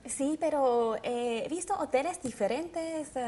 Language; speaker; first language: Spanish; non-native, learner; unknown